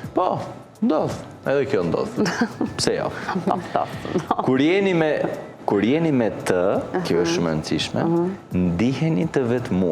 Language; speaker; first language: Albanian; native; Albanian